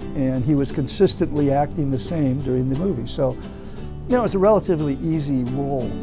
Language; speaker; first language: English; native; English